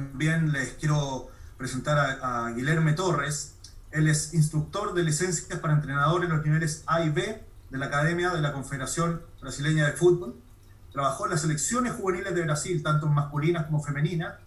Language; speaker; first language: Spanish; native; Spanish